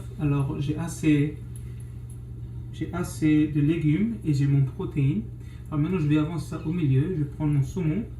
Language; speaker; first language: French; non-native, local second language; English